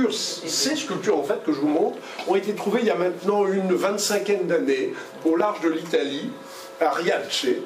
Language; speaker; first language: French; native; French